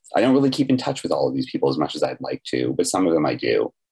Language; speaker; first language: English; native; English